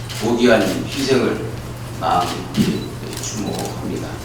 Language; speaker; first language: Korean; native; Korean